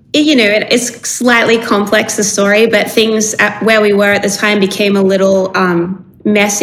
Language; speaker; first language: English; native; English